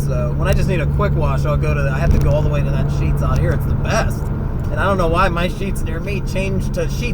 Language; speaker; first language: English; native; English